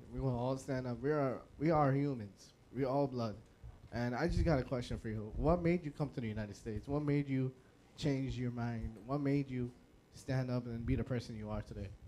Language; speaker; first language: English; early bilingual, other home language; Spanish